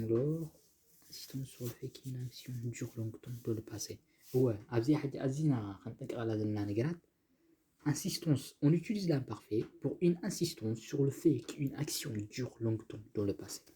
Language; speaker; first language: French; non-native, fluent; Tigrinya